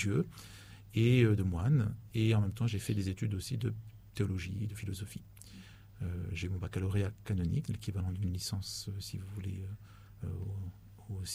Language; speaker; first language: French; native; French